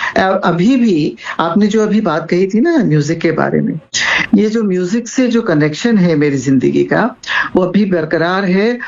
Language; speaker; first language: Hindi; non-native, local second language; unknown